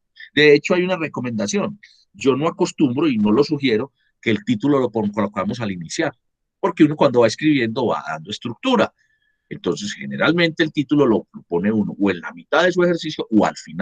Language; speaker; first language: Spanish; native; Spanish